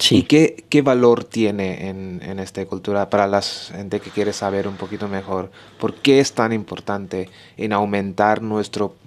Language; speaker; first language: Spanish; non-native, learner; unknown